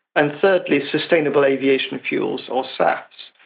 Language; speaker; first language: English; native; English